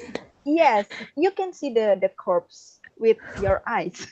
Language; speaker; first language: English; non-native, learner; Indonesian